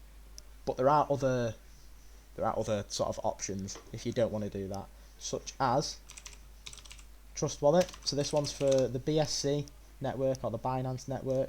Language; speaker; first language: English; native; English